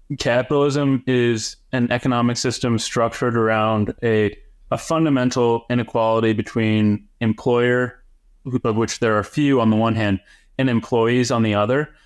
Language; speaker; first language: English; native; English